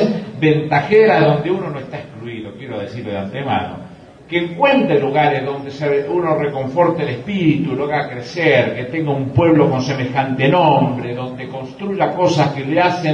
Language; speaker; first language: Spanish; native; Spanish